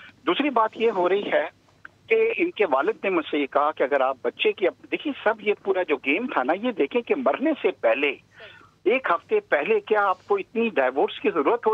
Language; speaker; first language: Urdu; native; Urdu